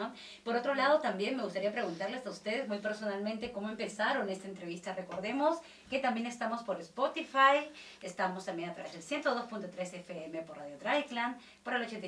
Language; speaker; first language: Spanish; native; Spanish